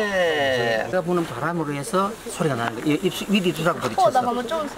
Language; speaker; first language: Korean; native; Korean